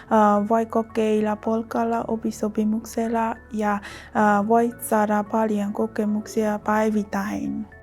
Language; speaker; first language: Finnish; non-native, learner; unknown